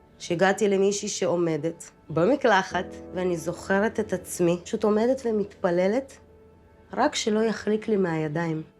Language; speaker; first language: Hebrew; early bilingual, other home language; Russian